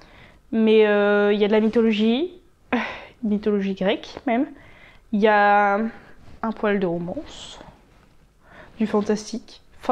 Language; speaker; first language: French; native; French